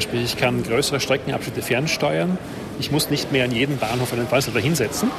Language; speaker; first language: German; native; German